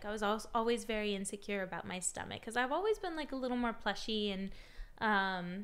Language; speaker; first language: English; native; English